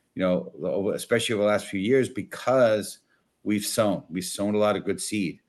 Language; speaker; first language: English; native; English